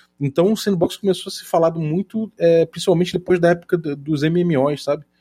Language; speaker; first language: Portuguese; native; Portuguese